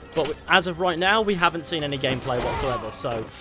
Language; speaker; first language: English; native; English